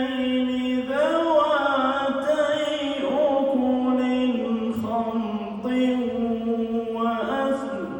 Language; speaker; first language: Arabic; native; Arabic